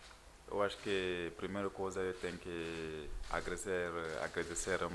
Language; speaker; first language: Portuguese; non-native, learner; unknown